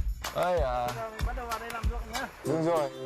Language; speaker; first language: Vietnamese; non-native, learner; English